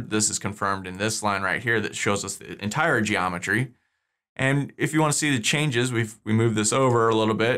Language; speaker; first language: English; native; English